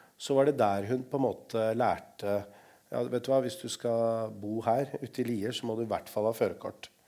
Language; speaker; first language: Norwegian; early bilingual, other home language; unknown